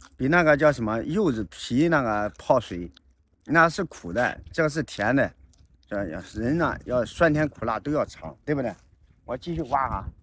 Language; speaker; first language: Chinese; native; Chinese